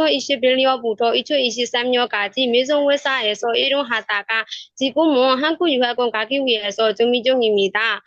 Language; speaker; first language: Korean; non-native, learner; Burmese